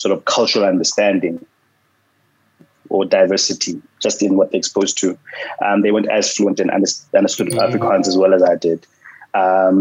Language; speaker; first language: English; non-native, local second language; Xhosa